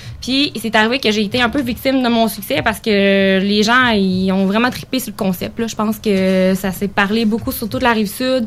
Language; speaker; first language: French; native; French